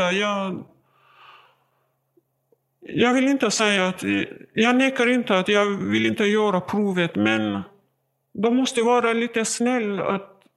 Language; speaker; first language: Swedish; non-native, learner; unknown